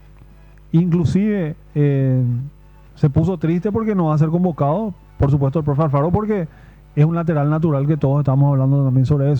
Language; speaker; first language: Spanish; native; Spanish